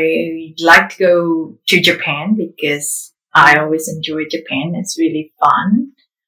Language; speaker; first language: English; non-native, fluent; Indonesian